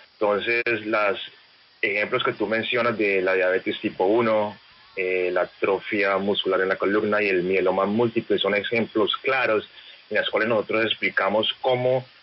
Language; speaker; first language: Spanish; native; Spanish